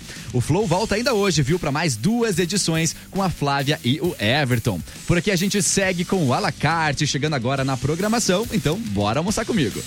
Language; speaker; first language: Portuguese; native; Portuguese